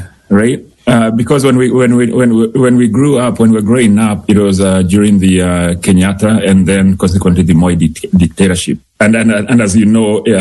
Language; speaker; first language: English; non-native, local second language; Kikuyu